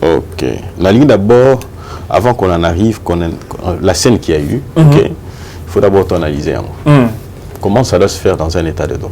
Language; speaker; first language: French; non-native, local second language; Lingala